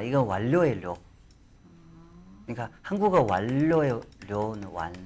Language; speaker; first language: Korean; non-native, fluent; Chinese